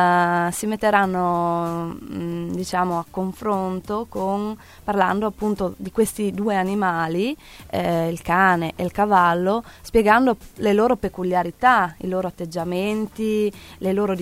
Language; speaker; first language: Italian; native; Italian